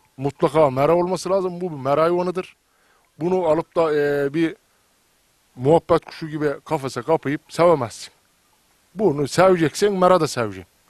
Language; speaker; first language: Turkish; native; Turkish